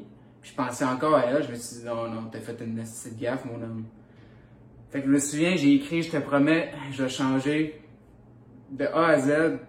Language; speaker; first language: French; native; French